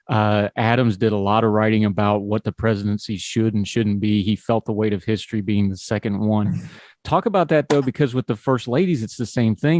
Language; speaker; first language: English; native; English